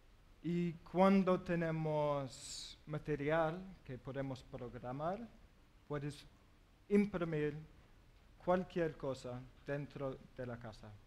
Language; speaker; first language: Spanish; non-native, learner; English